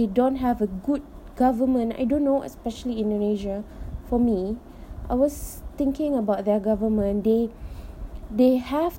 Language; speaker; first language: English; non-native, local second language; Malay